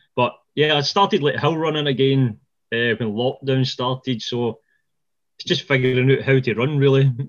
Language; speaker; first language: English; native; English